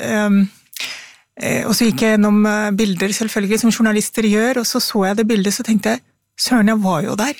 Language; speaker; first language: Norwegian; early bilingual, other home language; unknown